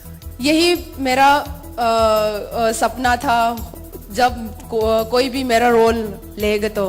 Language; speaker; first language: Hindi; non-native, local second language; Manipuri